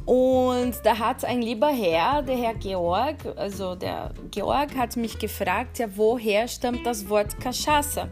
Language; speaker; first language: German; non-native, fluent; Portuguese